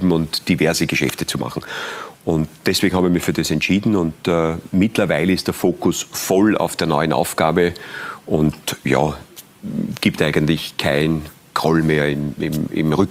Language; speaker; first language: German; native; German